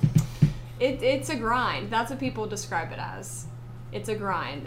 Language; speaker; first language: English; native; English